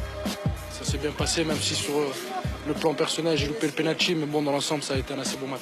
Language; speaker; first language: French; native; French